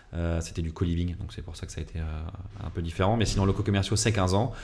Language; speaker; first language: French; native; French